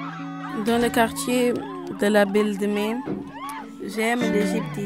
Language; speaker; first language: French; non-native, learner; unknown